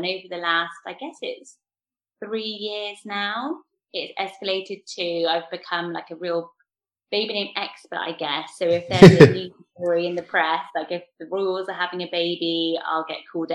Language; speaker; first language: English; native; English